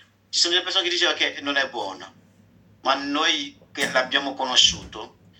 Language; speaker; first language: Italian; non-native, fluent; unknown